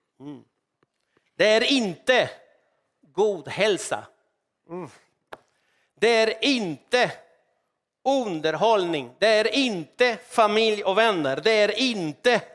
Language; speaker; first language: Swedish; non-native, fluent; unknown